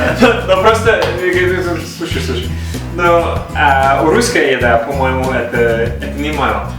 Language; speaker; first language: Russian; non-native, learner; English